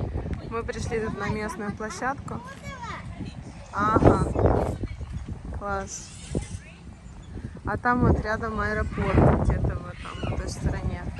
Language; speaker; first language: Russian; native; Russian